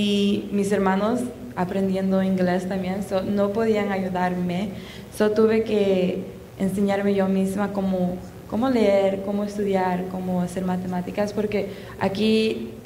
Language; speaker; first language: Spanish; early bilingual, heritage; Spanish